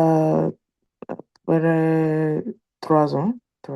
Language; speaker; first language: French; non-native, learner; Igbo